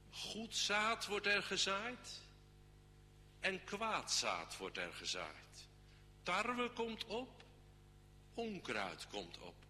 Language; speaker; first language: Dutch; native; Dutch